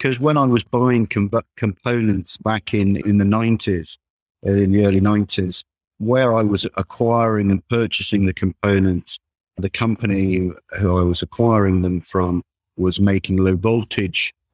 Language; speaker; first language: English; native; English